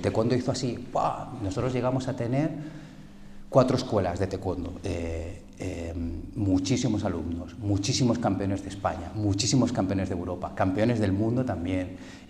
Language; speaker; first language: Spanish; early bilingual, other home language; Korean